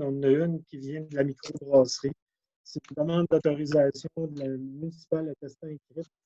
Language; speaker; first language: French; native; French